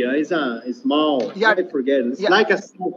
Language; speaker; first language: English; non-native, learner; Portuguese